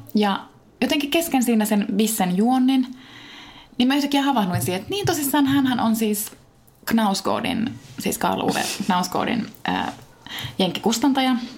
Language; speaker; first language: Finnish; native; Finnish